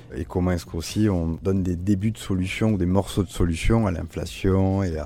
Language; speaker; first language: French; native; French